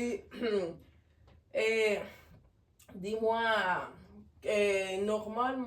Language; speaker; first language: French; non-native, learner; Spanish